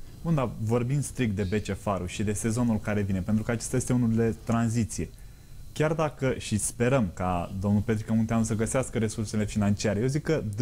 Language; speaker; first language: Romanian; native; Romanian